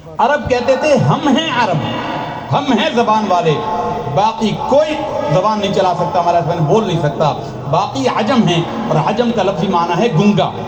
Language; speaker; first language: Urdu; non-native, local second language; Punjabi